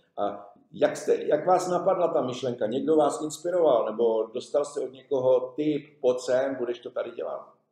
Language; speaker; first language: Czech; native; Czech